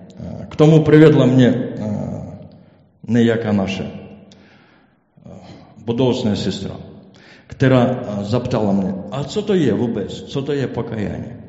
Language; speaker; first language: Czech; non-native, learner; Ukrainian